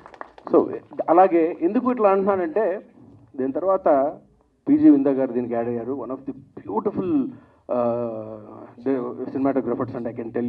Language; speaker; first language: Telugu; native; Telugu